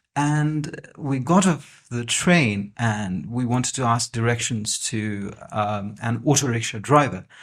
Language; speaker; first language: English; non-native, local second language; Nepali